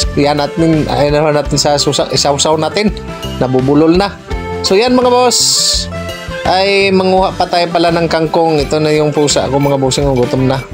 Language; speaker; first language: Filipino; non-native, local second language; Cebuano